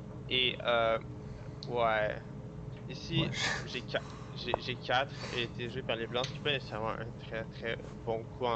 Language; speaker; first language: French; native; French